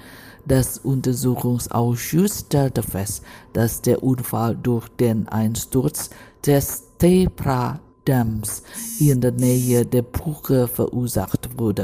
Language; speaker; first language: German; non-native, fluent; Indonesian